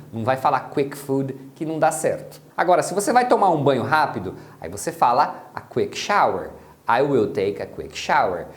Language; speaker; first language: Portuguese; native; Portuguese